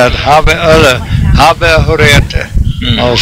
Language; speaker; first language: Turkish; non-native, learner; English